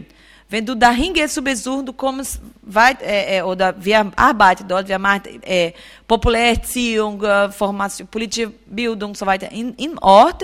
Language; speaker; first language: German; non-native, fluent; Portuguese